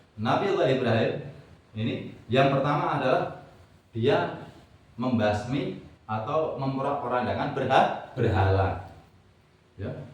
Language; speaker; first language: Indonesian; non-native, local second language; Javanese